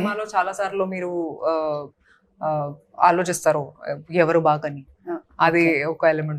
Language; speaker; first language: Telugu; non-native, local second language; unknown